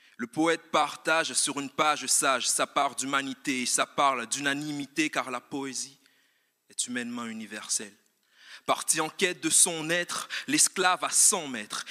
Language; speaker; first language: French; non-native, local second language; Haitian Creole